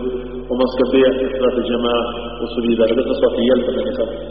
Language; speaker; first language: Swedish; early bilingual, other home language; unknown